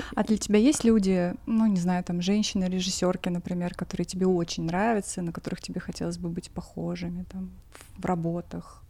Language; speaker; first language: Russian; native; Russian